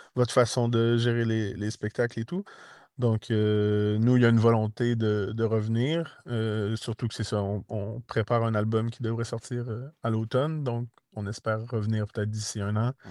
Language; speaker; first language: French; native; French